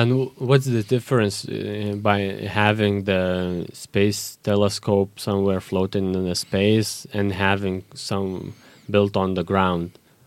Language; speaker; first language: English; non-native, fluent; Lithuanian